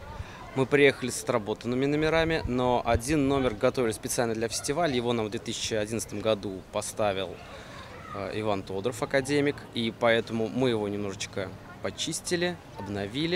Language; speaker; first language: Russian; native; Russian